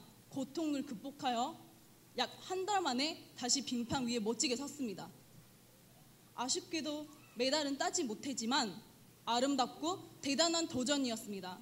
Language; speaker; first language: Korean; non-native, fluent; Chinese